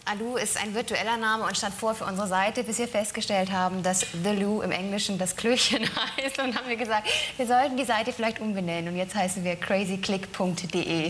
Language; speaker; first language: German; native; German